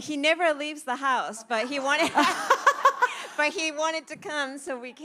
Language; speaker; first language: English; non-native, learner; Japanese